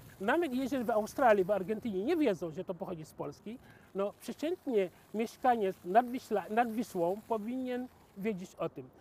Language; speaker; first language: Polish; non-native, fluent; Wolof